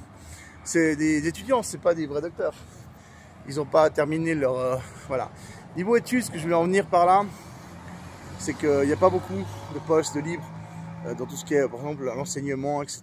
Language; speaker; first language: French; native; French